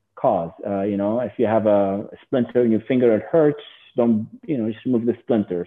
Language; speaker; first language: English; non-native, fluent; Arabic